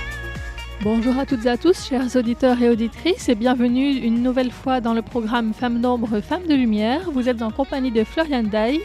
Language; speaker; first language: French; non-native, fluent; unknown